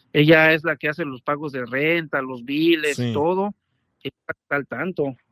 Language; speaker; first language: Spanish; native; Spanish